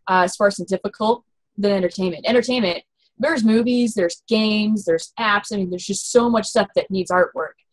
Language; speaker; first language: English; native; English